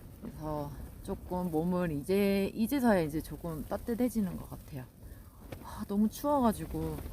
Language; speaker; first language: Korean; native; Korean